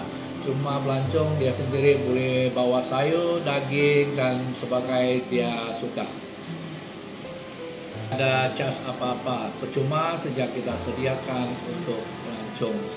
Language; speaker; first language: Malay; non-native, local second language; Hakka Chinese